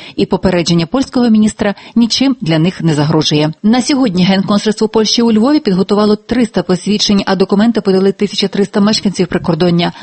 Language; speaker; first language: Ukrainian; native; Ukrainian